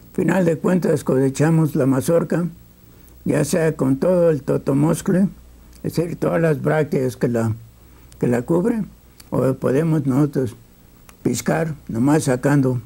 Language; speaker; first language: Spanish; native; Spanish